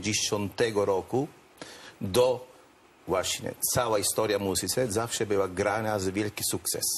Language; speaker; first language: Polish; non-native, learner; Italian